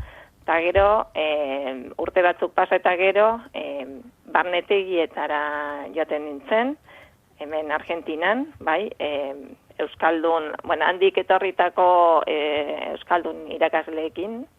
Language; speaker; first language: Basque; non-native, fluent; Spanish